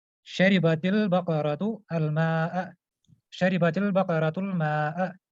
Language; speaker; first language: Arabic; non-native, learner; Urdu